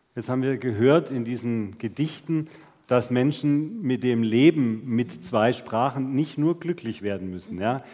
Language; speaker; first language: German; native; German